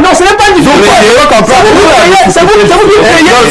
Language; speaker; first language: French; native; French